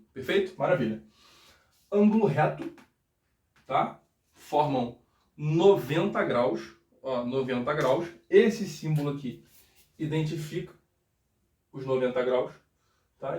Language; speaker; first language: Portuguese; native; Portuguese